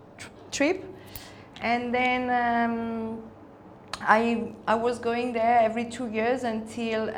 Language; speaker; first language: English; non-native, fluent; Spanish